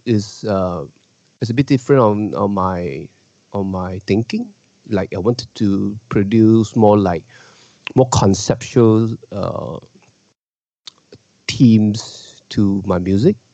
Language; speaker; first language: English; non-native, local second language; Cantonese